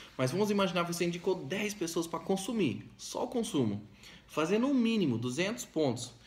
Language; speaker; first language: Portuguese; non-native, fluent; English